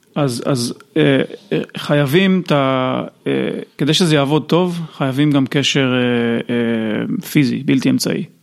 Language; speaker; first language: Hebrew; native; Hebrew